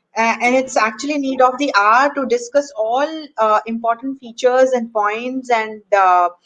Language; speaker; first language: English; non-native, local second language; Hindi